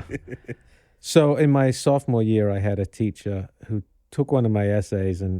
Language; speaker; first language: English; native; English